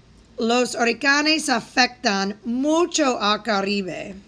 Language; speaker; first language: Spanish; non-native, fluent; English